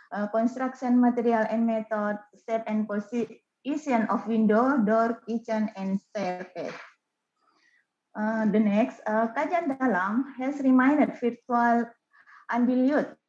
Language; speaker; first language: English; non-native, learner; Indonesian